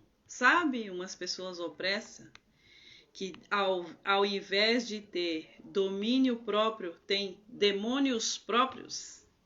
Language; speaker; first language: Portuguese; native; Portuguese